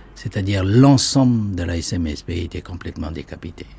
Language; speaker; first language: French; native; French